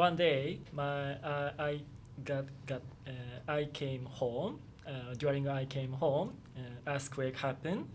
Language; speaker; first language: English; non-native, learner; Japanese